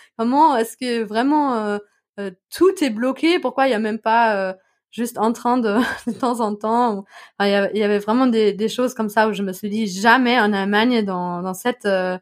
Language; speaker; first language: French; non-native, fluent; German